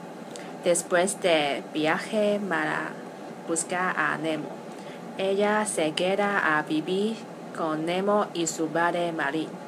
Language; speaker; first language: Spanish; non-native, learner; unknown